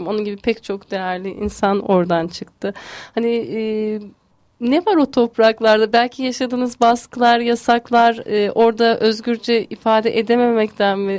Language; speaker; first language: Turkish; native; Turkish